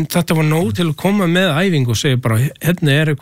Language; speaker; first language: Icelandic; non-native, learner; English